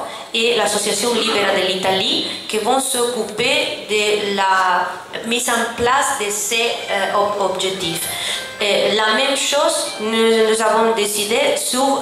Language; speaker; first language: French; non-native, fluent; Italian